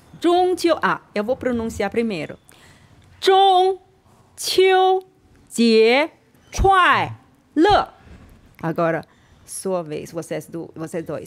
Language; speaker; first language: Portuguese; non-native, learner; Chinese